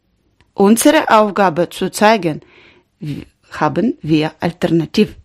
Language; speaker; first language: German; non-native, learner; Ukrainian